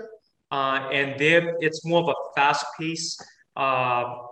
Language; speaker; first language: English; native; English